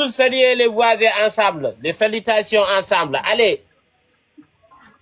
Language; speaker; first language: French; non-native, local second language; Bambara